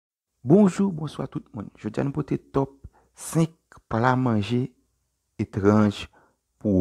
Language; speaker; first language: French; non-native, learner; Haitian Creole